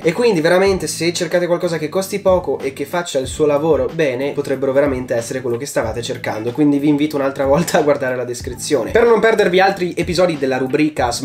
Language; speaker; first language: Italian; native; Italian